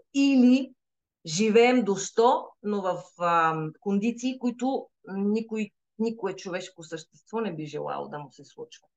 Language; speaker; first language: Bulgarian; native; Bulgarian